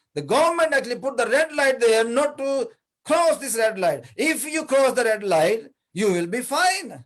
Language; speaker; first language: English; non-native, local second language; Urdu